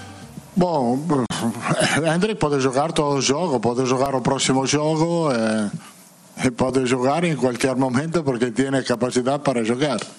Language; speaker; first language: Portuguese; non-native, fluent; Italian